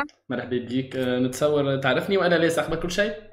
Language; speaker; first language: Arabic; native; Arabic